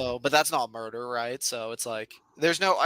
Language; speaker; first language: English; native; English